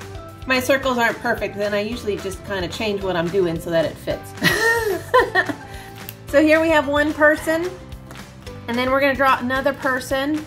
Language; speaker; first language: English; native; English